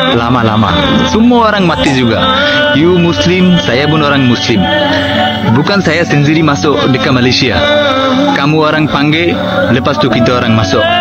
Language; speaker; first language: Malay; non-native, learner; Bangla